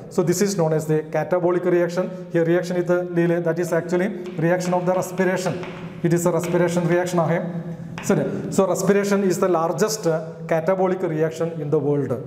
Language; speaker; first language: English; non-native, local second language; Marathi